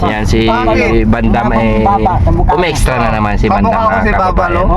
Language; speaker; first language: Filipino; native; Filipino